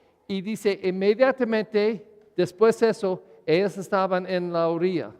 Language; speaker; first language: Spanish; non-native, learner; English